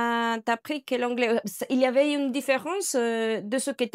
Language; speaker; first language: French; non-native, learner; Spanish